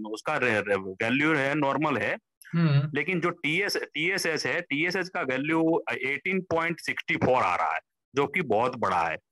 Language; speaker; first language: Hindi; non-native, local second language; Gujarati